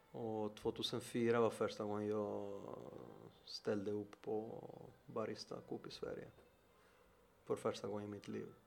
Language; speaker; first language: Swedish; non-native, fluent; Greek